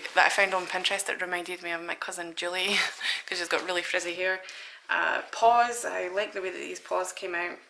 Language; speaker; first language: English; native; English